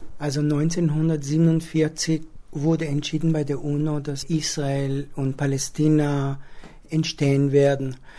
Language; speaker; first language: German; non-native, fluent; Hebrew